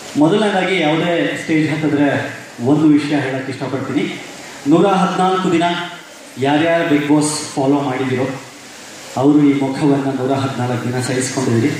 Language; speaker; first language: Kannada; native; Kannada